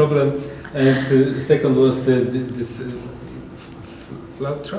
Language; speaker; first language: English; non-native, learner; Polish